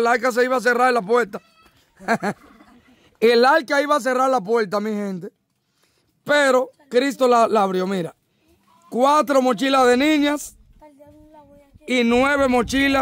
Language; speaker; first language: Spanish; native; Spanish